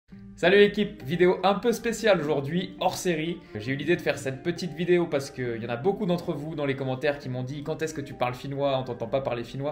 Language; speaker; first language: French; native; French